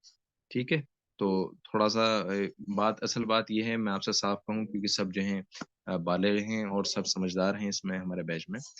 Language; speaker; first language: Hindi; native; Hindi